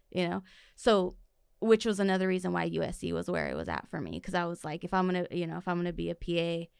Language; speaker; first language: English; native; English